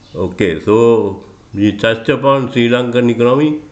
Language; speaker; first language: English; non-native, local second language; Sinhala